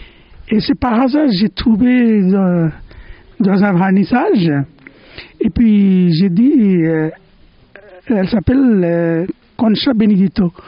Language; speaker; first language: French; non-native, fluent; Bangla